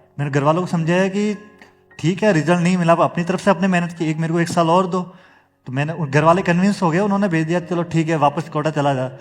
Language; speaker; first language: Hindi; native; Hindi